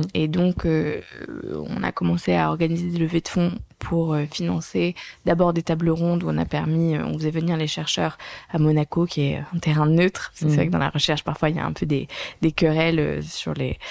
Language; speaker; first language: French; native; French